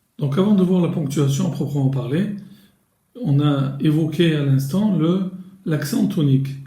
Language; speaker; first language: French; native; French